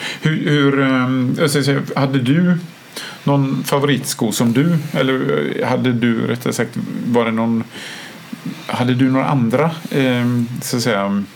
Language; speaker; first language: Swedish; native; Swedish